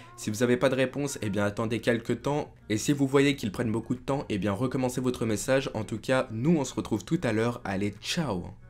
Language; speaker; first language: French; native; French